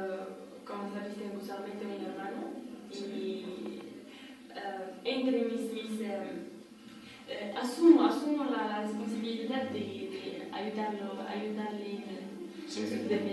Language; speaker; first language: Spanish; non-native, learner; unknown